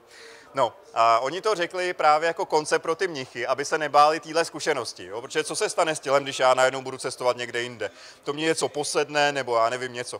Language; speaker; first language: Czech; native; Czech